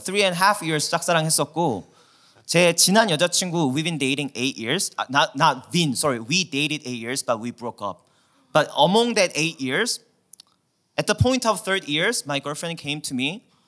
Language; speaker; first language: English; non-native, fluent; Korean